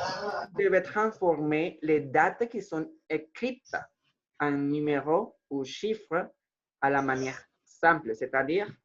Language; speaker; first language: French; non-native, fluent; Spanish